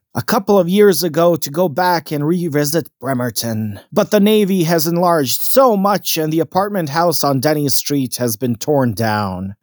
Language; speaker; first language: English; non-native, fluent; Bosnian